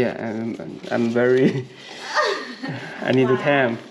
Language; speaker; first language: English; non-native, learner; Chinese